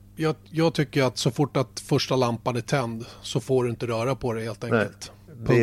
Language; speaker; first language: Swedish; native; Swedish